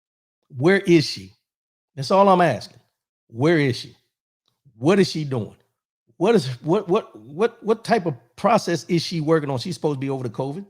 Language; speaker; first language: English; native; English